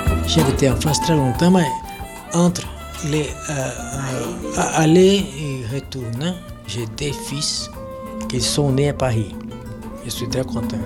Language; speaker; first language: French; non-native, learner; Portuguese